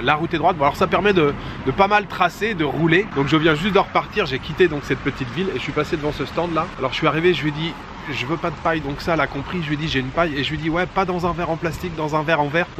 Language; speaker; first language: French; native; French